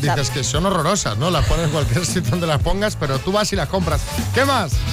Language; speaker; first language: Spanish; native; Spanish